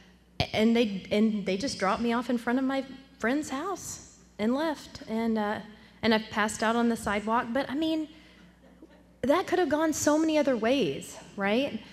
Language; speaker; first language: English; native; English